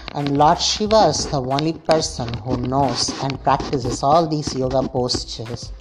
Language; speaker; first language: English; non-native, local second language; Tamil